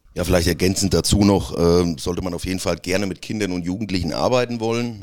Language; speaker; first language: German; native; German